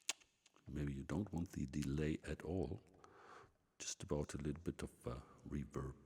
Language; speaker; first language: English; non-native, fluent; German